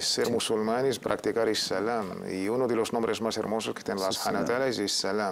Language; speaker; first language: Spanish; native; Spanish